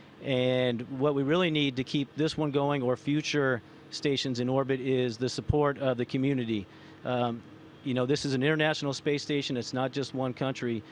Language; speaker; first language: English; early bilingual, other home language; Spanish